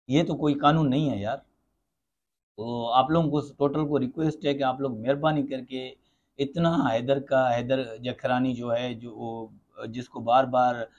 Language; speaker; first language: Urdu; non-native, local second language; Sindhi